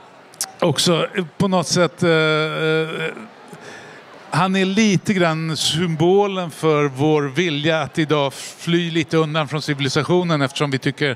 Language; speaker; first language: Swedish; native; Swedish